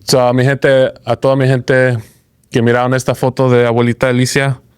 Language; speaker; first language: Spanish; early bilingual, heritage; Spanish